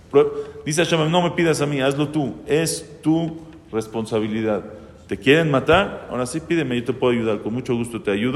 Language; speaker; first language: Spanish; native; Spanish